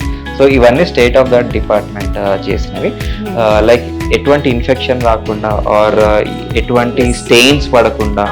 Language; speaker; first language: Telugu; native; Telugu